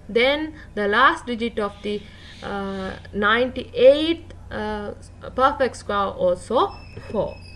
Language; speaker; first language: English; non-native, local second language; Sinhala